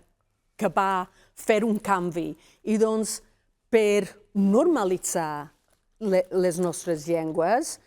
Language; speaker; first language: Catalan; non-native, fluent; Welsh